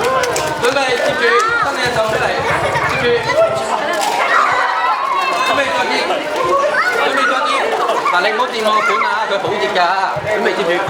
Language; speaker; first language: Cantonese; native; Cantonese